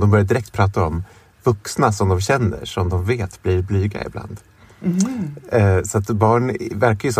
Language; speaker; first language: Swedish; native; Swedish